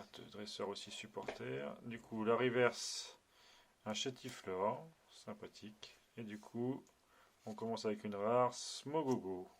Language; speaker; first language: French; native; French